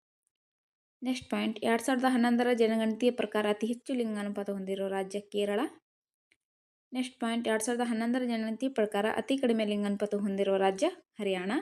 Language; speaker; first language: Kannada; native; Kannada